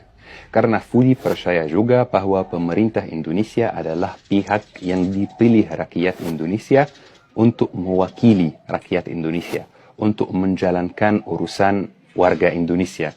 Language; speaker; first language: Indonesian; non-native, fluent; Arabic